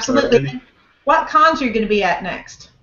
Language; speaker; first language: English; native; English